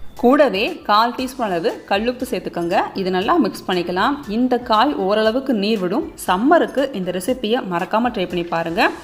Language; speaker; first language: Tamil; native; Tamil